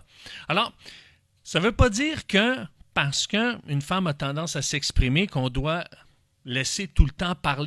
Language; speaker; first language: French; native; French